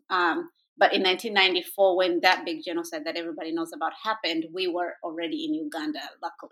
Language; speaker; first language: English; non-native, local second language; Kinyarwanda